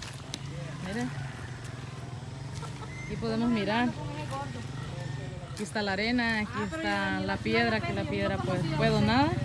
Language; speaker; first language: Spanish; native; Spanish